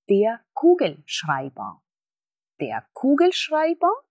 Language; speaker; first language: German; non-native, fluent; Russian